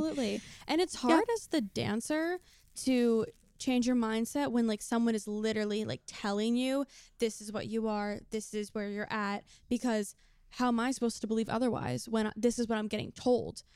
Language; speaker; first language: English; native; English